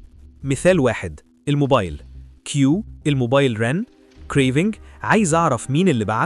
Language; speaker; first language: Arabic; native; Arabic